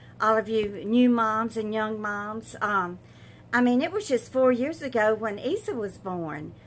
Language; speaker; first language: English; native; English